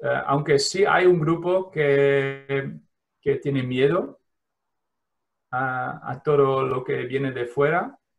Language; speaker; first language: Spanish; non-native, fluent; Dutch